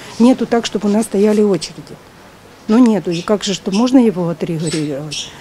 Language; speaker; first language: Russian; native; Russian